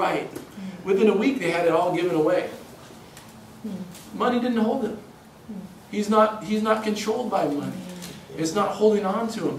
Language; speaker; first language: English; native; English